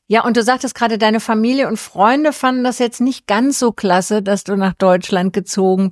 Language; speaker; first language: German; native; German